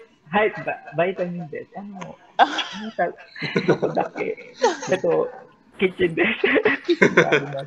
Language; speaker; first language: Japanese; non-native, learner; Filipino